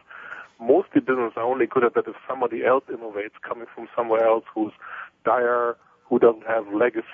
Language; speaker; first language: English; non-native, fluent; Italian